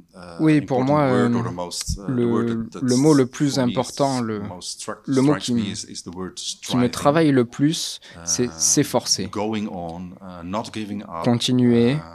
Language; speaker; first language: French; non-native, fluent; Dutch